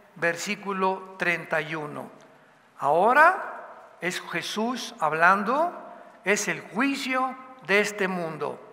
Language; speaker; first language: Spanish; native; Spanish